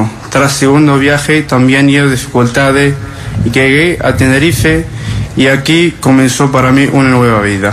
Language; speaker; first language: Spanish; non-native, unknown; Arabic